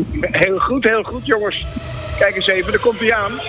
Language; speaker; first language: Dutch; native; Dutch